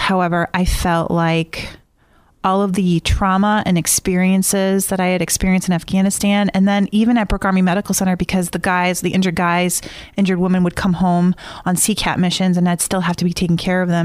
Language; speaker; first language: English; native; English